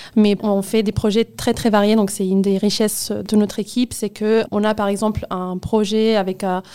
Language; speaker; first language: French; non-native, fluent; Spanish